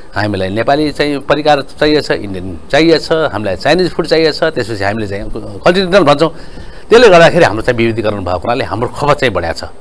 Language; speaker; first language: Nepali; native; Nepali